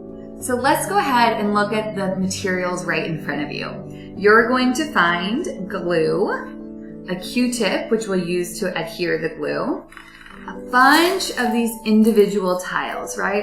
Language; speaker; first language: English; native; English